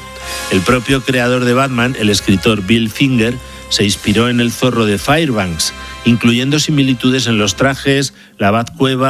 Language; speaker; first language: Spanish; native; Spanish